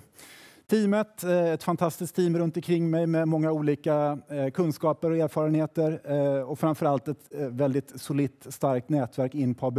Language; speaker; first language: Swedish; native; Swedish